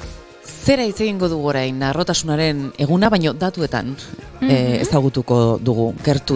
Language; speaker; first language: Basque; native; Basque